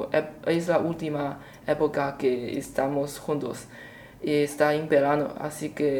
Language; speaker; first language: Spanish; non-native, learner; Chinese